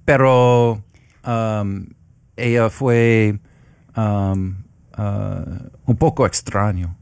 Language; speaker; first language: Spanish; non-native, learner; English